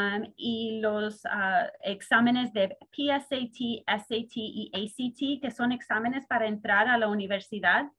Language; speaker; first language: Spanish; early bilingual, heritage; Spanish